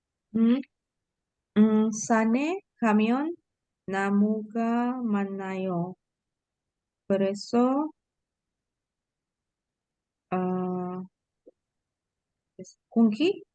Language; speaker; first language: Korean; non-native, learner; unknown